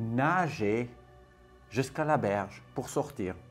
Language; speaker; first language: French; non-native, fluent; Afrikaans